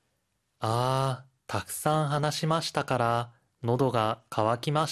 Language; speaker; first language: Japanese; non-native, fluent; Korean